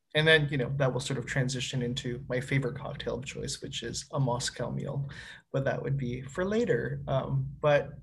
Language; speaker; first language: English; native; English